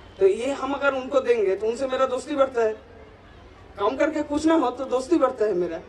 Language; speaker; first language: Hindi; non-native, local second language; Bangla